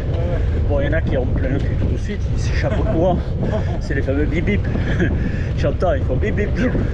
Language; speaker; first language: French; native; French